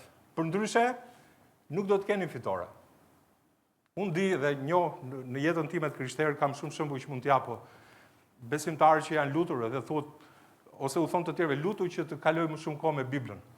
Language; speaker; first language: Albanian; native; Albanian